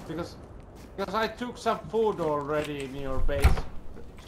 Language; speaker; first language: English; non-native, learner; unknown